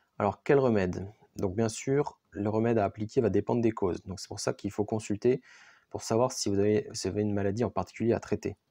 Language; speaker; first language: French; native; French